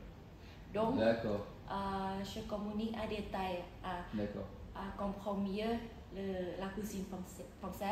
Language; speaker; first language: French; non-native, fluent; Thai